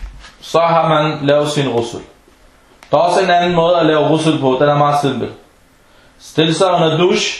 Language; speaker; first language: Danish; non-native, fluent; Arabic